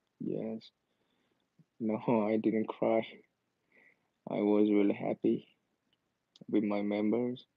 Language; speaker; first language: English; non-native, learner; Korean